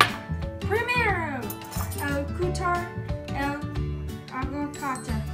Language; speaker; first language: Spanish; non-native, learner; English